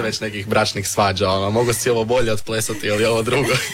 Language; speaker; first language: Serbian; native; Serbian